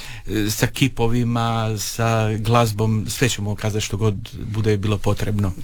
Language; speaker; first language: Serbian; native; Serbian